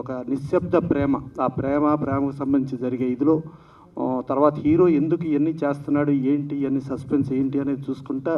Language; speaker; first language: Telugu; native; Telugu